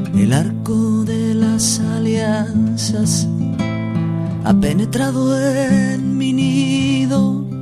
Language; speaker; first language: Spanish; native; Spanish